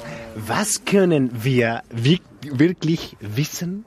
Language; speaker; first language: German; non-native, learner; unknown